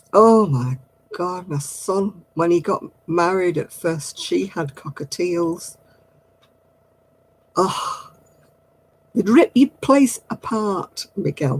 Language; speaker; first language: English; native; English